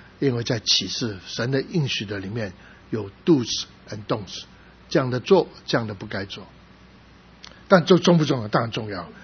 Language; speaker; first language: Chinese; non-native, local second language; Cantonese